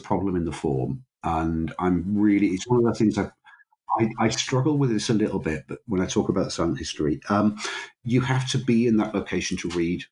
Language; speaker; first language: English; native; English